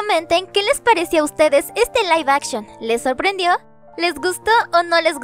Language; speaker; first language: Spanish; native; Spanish